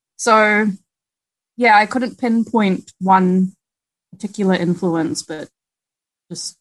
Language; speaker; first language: English; native; English